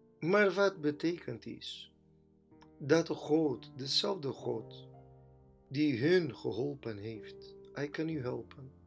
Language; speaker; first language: Dutch; non-native, fluent; Portuguese